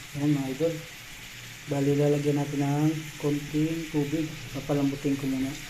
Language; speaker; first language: Filipino; non-native, local second language; Bikol